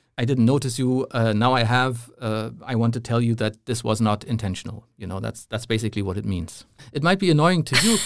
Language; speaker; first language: English; non-native, fluent; German